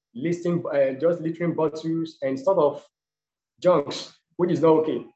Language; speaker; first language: English; non-native, local second language; Yoruba